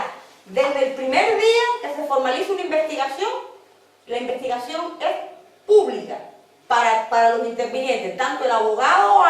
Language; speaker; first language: Spanish; native; Spanish